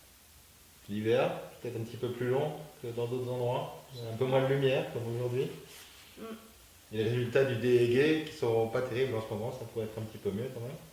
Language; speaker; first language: French; native; French